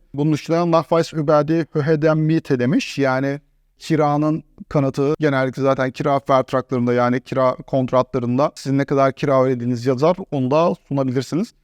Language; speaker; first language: Turkish; native; Turkish